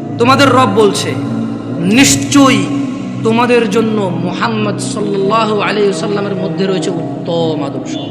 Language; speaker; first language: Bangla; early bilingual, heritage; Bangla